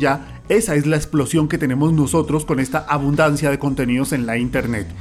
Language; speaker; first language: Spanish; native; Spanish